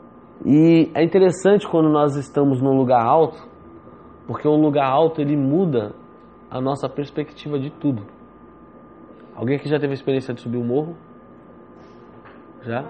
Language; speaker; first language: Portuguese; native; Portuguese